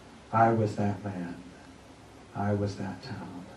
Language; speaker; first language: English; native; English